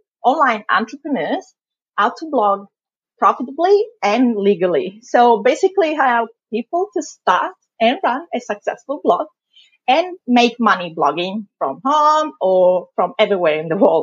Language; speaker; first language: English; non-native, fluent; Italian